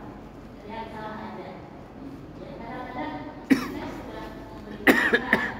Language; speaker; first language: Indonesian; native; Indonesian